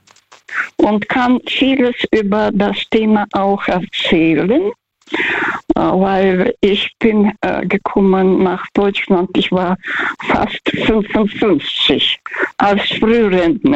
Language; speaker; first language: German; non-native, fluent; Russian